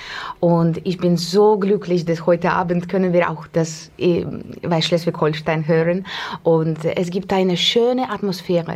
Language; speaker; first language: German; non-native, learner; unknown